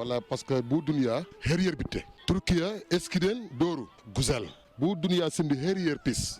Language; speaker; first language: Turkish; non-native, learner; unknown